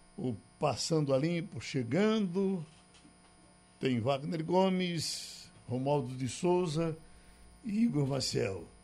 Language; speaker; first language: Portuguese; native; Portuguese